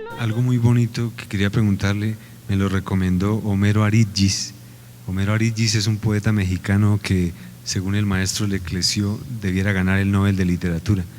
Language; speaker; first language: Spanish; native; Spanish